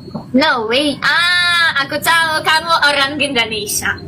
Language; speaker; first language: Indonesian; non-native, fluent; Romanian